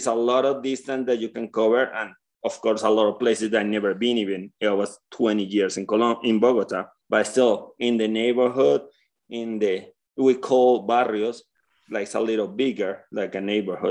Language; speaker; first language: English; non-native, learner; Spanish